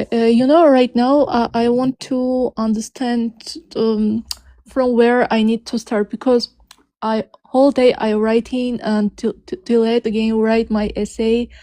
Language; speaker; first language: English; non-native, learner; Armenian